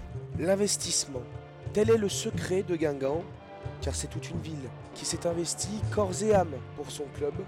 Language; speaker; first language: French; native; French